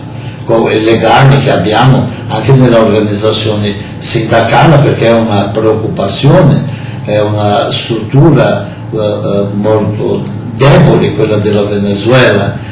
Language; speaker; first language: Italian; non-native, fluent; Portuguese